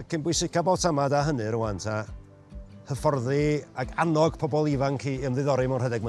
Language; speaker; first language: Welsh; native; Welsh